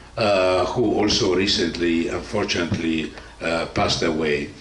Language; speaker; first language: English; non-native, fluent; Italian